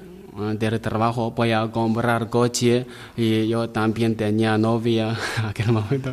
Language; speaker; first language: Spanish; non-native, learner; Chinese